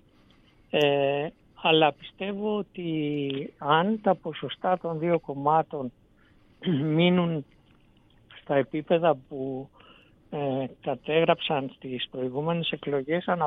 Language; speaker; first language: Greek; native; Greek